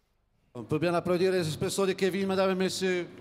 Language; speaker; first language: French; native; French